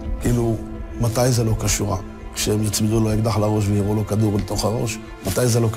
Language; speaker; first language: Hebrew; native; Hebrew